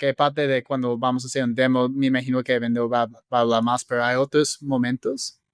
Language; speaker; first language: Spanish; non-native, fluent; English